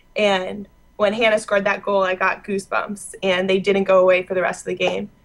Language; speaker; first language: English; native; English